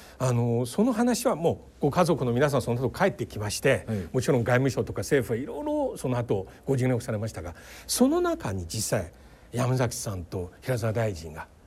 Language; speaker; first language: Japanese; non-native, fluent; Chinese